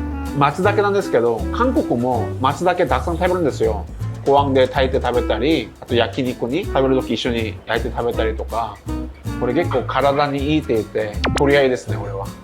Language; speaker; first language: Japanese; non-native, fluent; Korean